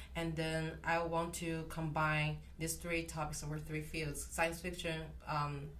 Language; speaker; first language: English; non-native, fluent; Chinese